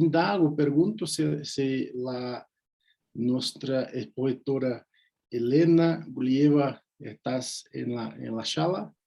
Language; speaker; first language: Spanish; non-native, learner; Portuguese